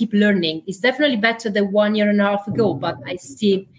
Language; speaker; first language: English; non-native, fluent; Italian